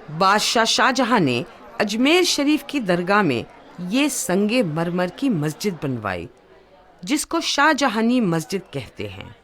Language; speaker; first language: Urdu; native; Urdu